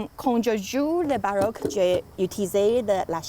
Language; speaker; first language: French; non-native, learner; Chinese